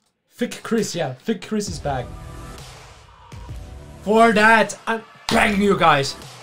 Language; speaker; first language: English; non-native, fluent; German